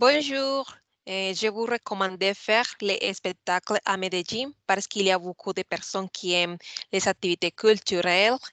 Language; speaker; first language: French; non-native, learner; Spanish